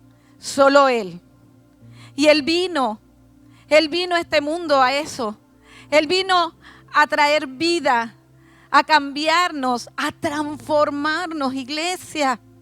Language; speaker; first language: Spanish; native; Spanish